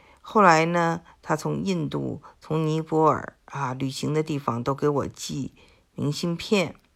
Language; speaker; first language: Chinese; native; Chinese